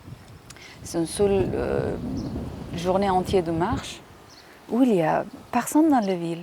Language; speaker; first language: French; non-native, fluent; Persian